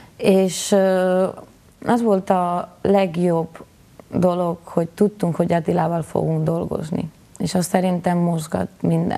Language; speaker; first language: Hungarian; non-native, learner; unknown